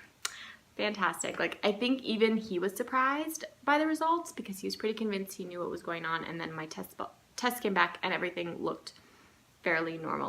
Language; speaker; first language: English; native; English